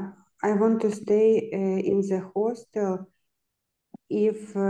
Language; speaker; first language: English; non-native, learner; Ukrainian